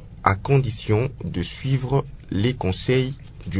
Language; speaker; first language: French; non-native, local second language; Lingala